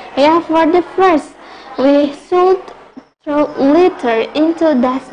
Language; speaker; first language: English; non-native, local second language; Indonesian